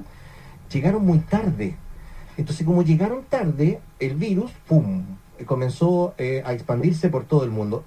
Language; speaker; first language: Spanish; native; Spanish